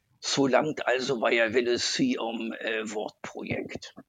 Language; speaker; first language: Norwegian; non-native, fluent; German